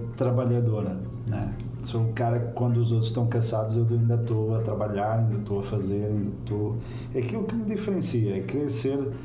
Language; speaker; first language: Portuguese; native; Portuguese